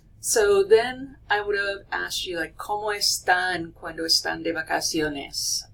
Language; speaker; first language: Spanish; non-native, fluent; English